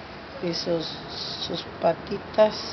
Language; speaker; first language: Spanish; native; Spanish